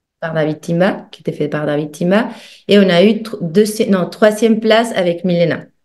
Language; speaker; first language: French; non-native, fluent; Spanish